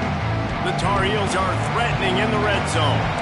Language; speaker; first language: English; native; English